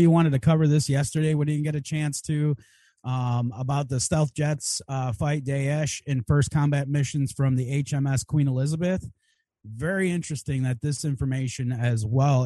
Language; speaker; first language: English; native; English